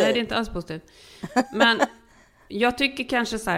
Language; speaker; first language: Swedish; native; Swedish